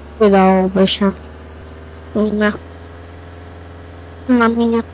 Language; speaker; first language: Polish; native; Polish